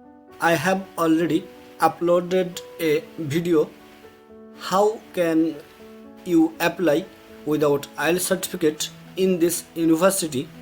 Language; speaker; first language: English; non-native, fluent; Bangla